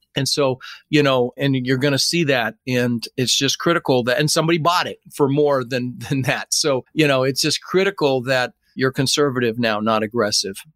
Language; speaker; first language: English; early bilingual, other home language; Dutch